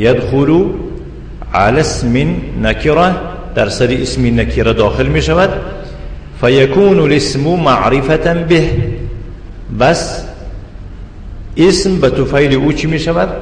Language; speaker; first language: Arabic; non-native, fluent; Tajik